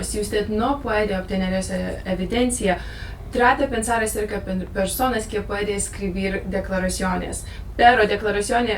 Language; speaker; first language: Spanish; non-native, learner; Lithuanian